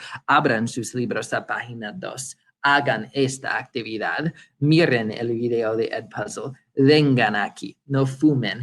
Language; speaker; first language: Spanish; non-native, fluent; English